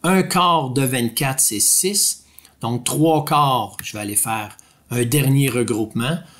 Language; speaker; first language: French; native; French